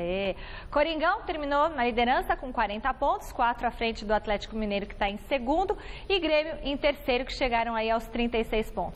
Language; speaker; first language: Portuguese; native; Portuguese